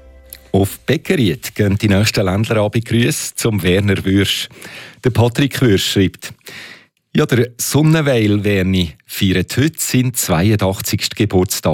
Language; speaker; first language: German; native; German